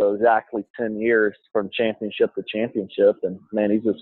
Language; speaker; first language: English; native; English